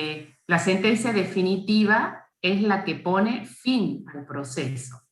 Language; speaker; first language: Spanish; native; Spanish